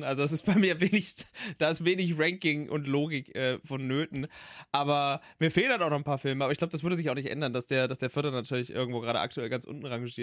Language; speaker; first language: German; native; German